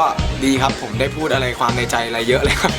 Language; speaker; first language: Thai; native; Thai